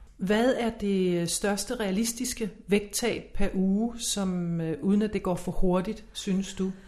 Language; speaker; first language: Danish; native; Danish